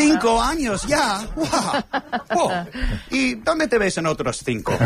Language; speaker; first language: Spanish; non-native, fluent; English